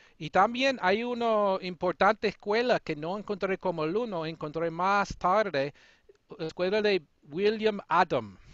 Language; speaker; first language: Spanish; non-native, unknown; English